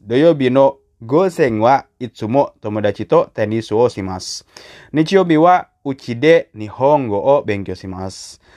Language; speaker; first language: Japanese; non-native, learner; Indonesian